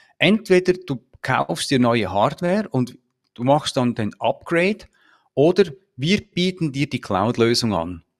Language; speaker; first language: German; native; German